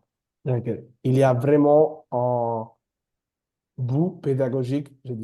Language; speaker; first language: French; non-native, fluent; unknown